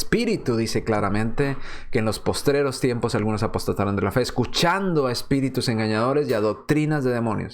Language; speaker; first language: Spanish; native; Spanish